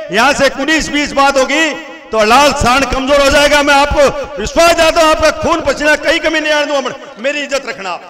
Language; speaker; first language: Hindi; native; Hindi